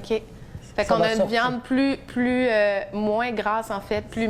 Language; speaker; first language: French; native; French